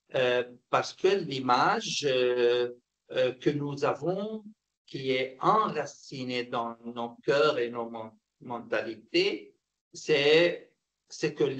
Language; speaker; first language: French; non-native, fluent; Arabic